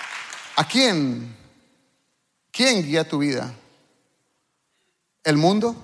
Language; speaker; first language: Spanish; native; Spanish